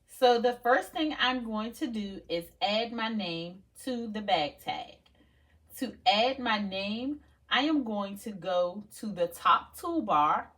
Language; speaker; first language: English; native; English